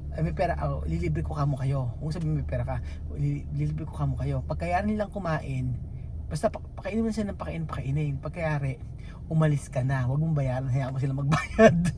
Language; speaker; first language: Filipino; native; Filipino